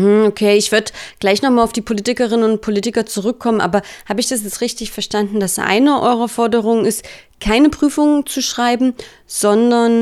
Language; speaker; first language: German; native; German